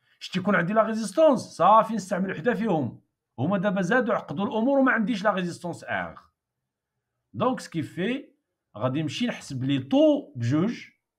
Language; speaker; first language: French; non-native, local second language; Arabic